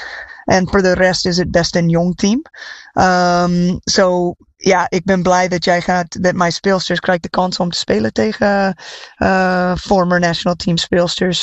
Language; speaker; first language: Dutch; non-native, fluent; English